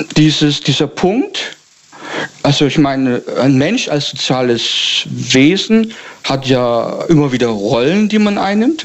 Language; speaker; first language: German; native; German